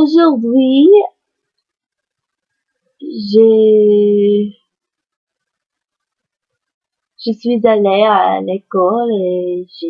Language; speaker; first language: French; non-native, learner; English